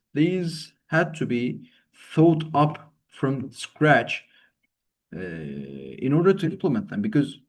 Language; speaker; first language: English; non-native, fluent; Turkish